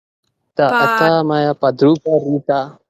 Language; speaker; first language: Russian; non-native, learner; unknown